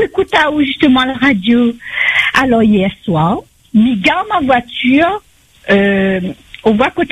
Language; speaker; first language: French; non-native, local second language; Réunion Creole French